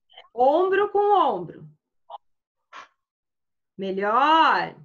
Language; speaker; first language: Portuguese; native; Portuguese